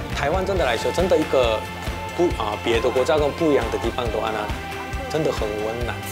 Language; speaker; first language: Chinese; non-native, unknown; Korean